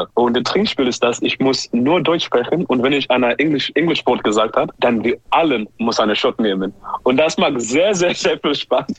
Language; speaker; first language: German; non-native, learner; English